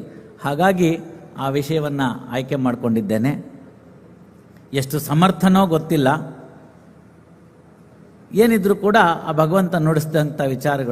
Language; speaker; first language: Kannada; native; Kannada